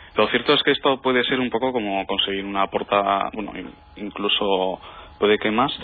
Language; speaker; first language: Spanish; native; Spanish